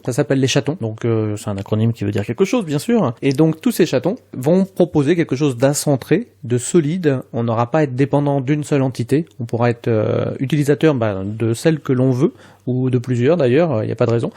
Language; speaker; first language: French; native; French